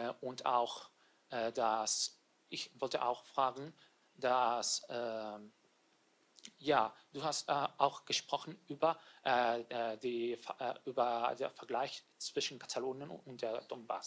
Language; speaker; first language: German; non-native, learner; Catalan